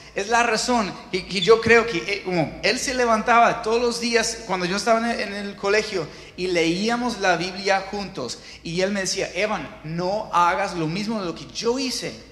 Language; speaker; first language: Spanish; non-native, fluent; English